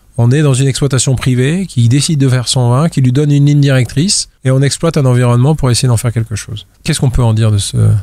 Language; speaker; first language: French; native; French